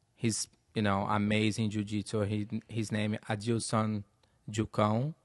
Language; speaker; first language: English; non-native, learner; Portuguese